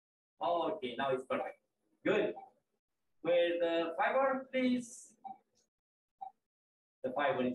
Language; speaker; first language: English; non-native, fluent; Romanian